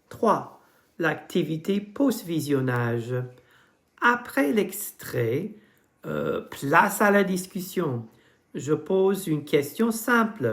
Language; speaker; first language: French; non-native, fluent; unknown